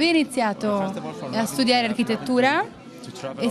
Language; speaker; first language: Italian; native; Italian